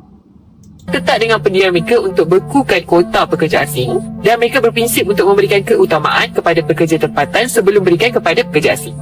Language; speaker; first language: Malay; native; Malay